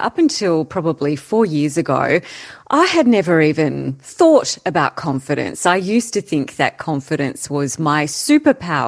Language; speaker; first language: English; native; English